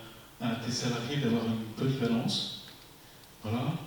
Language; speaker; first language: French; native; French